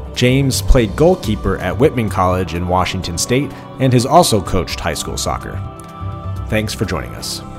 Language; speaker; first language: English; native; English